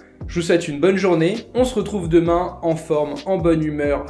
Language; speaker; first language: French; native; French